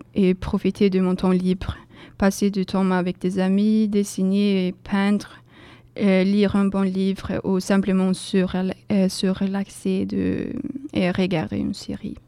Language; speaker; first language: French; non-native, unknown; Swedish